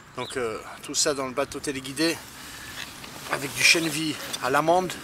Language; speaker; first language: French; non-native, fluent; English